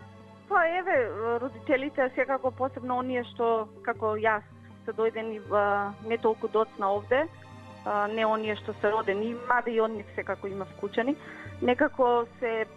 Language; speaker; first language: Macedonian; native; Macedonian